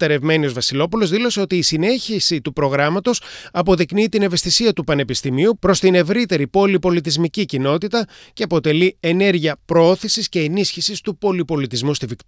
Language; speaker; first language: Greek; native; Greek